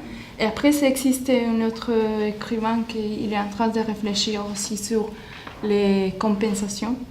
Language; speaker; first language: French; non-native, learner; Spanish